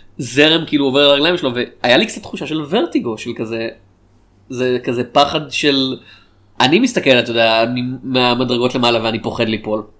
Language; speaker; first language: Hebrew; native; Hebrew